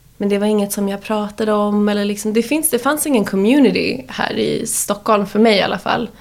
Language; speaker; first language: Swedish; early bilingual, heritage; Swedish